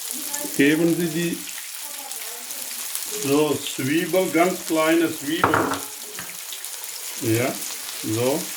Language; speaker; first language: German; non-native, learner; Urdu